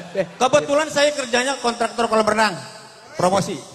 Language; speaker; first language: Indonesian; non-native, local second language; Sundanese